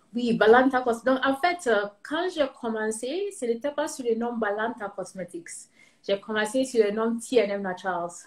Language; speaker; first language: French; non-native, fluent; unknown